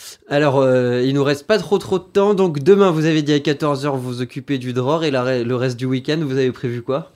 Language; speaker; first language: French; native; French